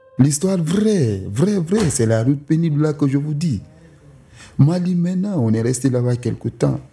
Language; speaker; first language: French; non-native, local second language; Susu